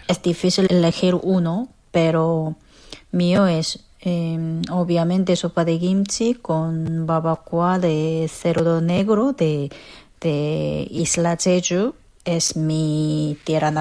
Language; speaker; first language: Spanish; non-native, fluent; Korean